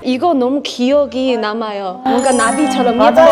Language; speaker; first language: Korean; non-native, fluent; Chinese